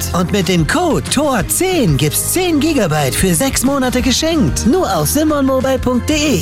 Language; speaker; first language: German; native; German